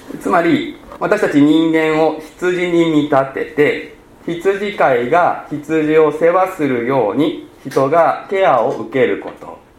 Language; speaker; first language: Japanese; native; Japanese